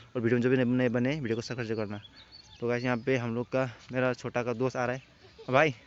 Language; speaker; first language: Hindi; non-native, local second language; Assamese